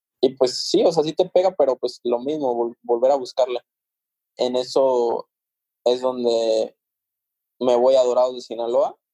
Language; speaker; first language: Spanish; native; Spanish